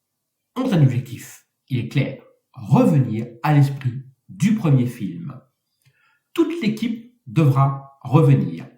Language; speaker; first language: French; native; French